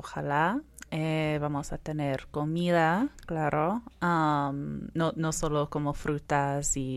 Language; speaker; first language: Spanish; non-native, fluent; English